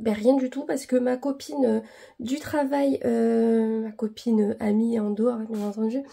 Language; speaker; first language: French; native; French